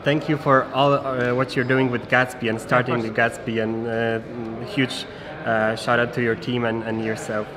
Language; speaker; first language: English; non-native, fluent; Polish